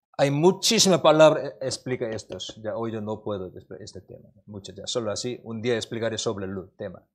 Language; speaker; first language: Spanish; non-native, learner; Korean